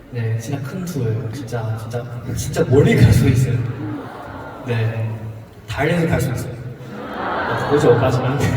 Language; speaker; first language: Korean; non-native, learner; Chinese